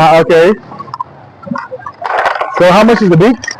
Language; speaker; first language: English; non-native, fluent; French